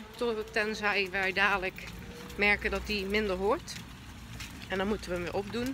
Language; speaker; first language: Dutch; native; Dutch